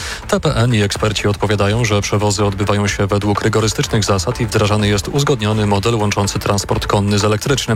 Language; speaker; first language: Polish; native; Polish